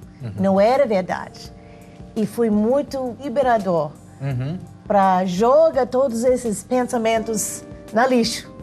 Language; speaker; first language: Portuguese; non-native, learner; English